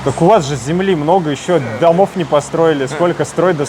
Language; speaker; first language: Russian; native; Russian